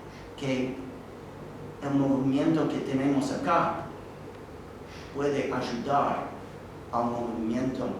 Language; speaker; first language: Spanish; non-native, fluent; English